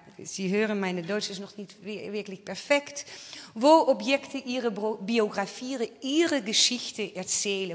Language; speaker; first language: German; non-native, fluent; Dutch